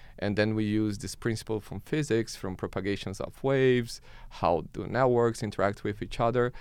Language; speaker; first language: English; non-native, fluent; Portuguese